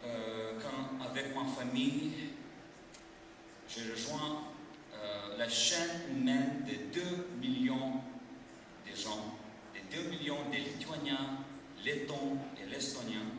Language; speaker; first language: French; non-native, fluent; Lithuanian